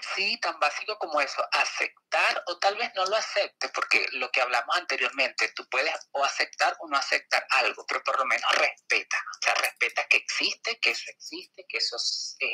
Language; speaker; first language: Spanish; native; Spanish